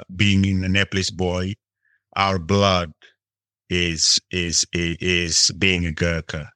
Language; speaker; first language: English; non-native, local second language; Nepali